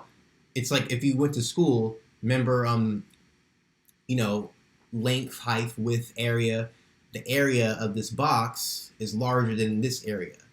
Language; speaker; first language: English; native; English